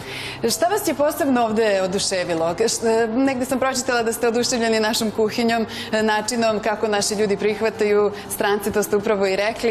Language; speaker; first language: Bosnian; native; Bosnian